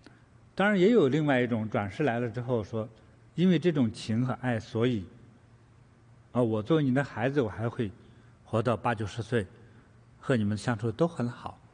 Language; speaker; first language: Chinese; native; Chinese